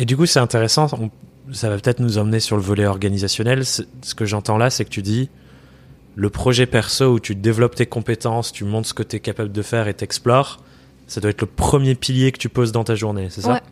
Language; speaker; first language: French; native; French